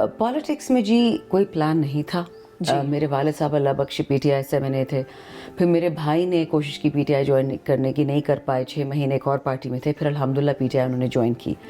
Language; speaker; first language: Urdu; non-native, local second language; Pashto